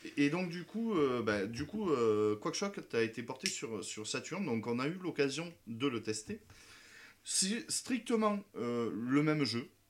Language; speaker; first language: French; native; French